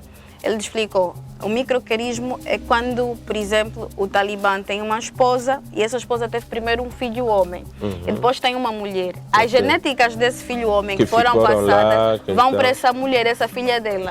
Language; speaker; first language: Portuguese; native; Portuguese